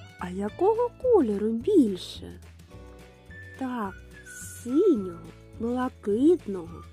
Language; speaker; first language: Ukrainian; native; Ukrainian